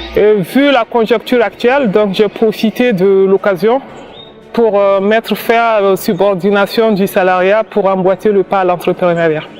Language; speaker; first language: French; non-native, local second language; Bambara